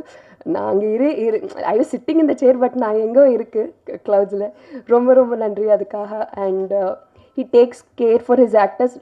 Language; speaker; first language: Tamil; non-native, learner; Telugu